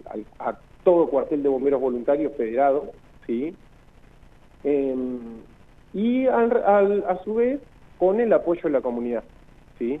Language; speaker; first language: Spanish; native; Spanish